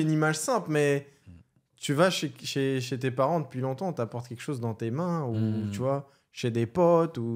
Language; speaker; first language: French; native; French